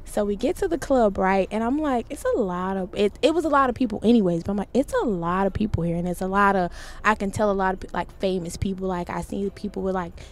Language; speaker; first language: English; native; English